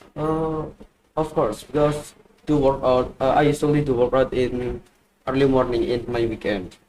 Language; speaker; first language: English; non-native, learner; Indonesian